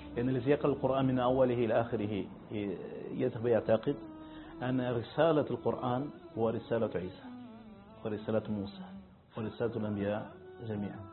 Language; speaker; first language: Arabic; non-native, fluent; Portuguese